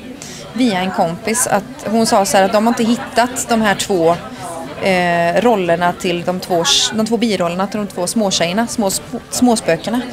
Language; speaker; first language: Swedish; native; Swedish